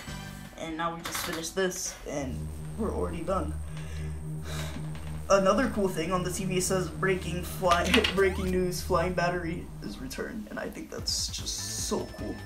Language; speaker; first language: English; native; English